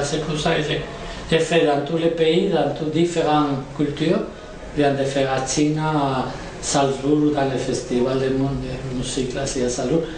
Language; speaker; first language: French; non-native, learner; Spanish